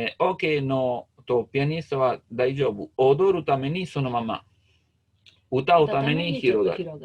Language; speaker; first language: Japanese; non-native, learner; Italian